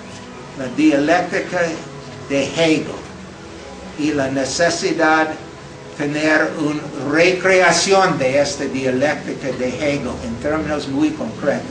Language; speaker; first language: Spanish; non-native, fluent; English